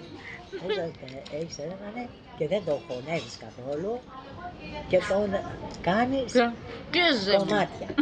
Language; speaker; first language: Greek; native; Greek